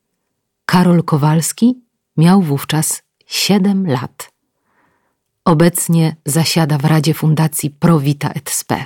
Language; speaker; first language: Polish; native; Polish